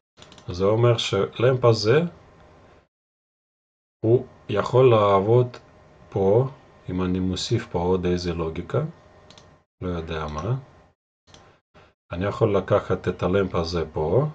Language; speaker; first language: Hebrew; non-native, fluent; Russian